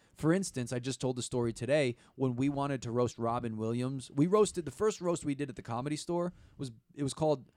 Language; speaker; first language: English; native; English